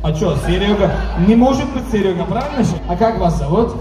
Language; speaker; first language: Russian; non-native, learner; Turkish